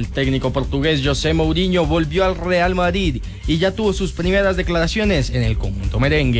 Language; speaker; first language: Spanish; native; Spanish